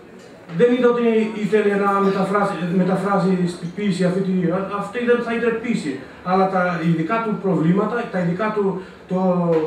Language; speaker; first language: Greek; non-native, fluent; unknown